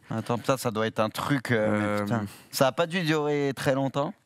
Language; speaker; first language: French; native; French